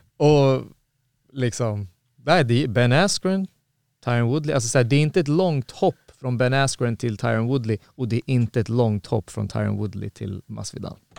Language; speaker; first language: Swedish; native; Swedish